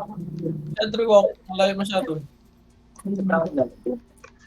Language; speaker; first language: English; non-native, local second language; Filipino